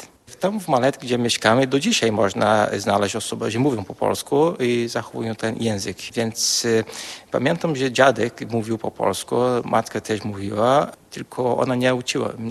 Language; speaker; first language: Polish; non-native, fluent; Portuguese